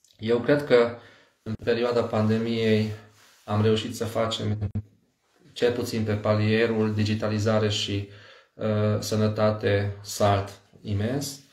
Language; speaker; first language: Romanian; non-native, local second language; Hungarian